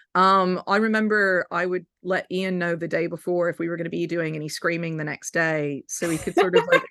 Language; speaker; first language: English; native; English